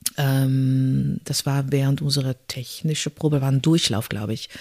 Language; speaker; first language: German; non-native, fluent; Dutch